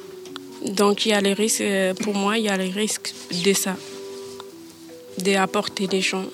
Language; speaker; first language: French; non-native, learner; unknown